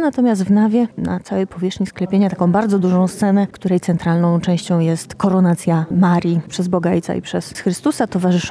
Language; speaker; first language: Polish; native; Polish